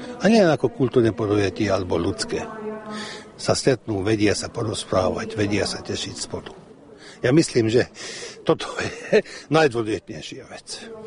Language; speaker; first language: Slovak; early bilingual, heritage; Slovak